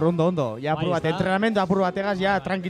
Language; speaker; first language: Basque; native; Basque